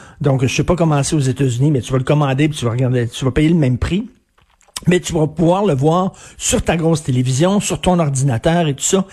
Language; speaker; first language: French; native; French